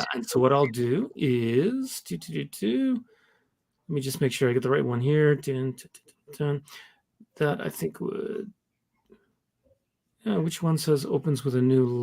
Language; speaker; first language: English; native; English